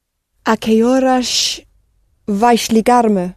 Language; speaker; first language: Portuguese; non-native, learner; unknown